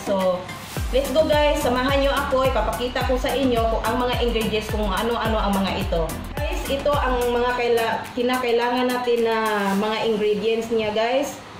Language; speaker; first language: Filipino; non-native, local second language; Cebuano